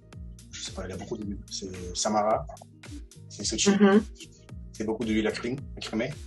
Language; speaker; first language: French; non-native, learner; Russian